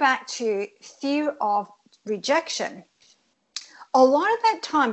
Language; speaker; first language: English; early bilingual, other home language; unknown